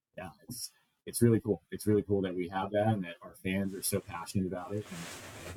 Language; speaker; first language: English; native; English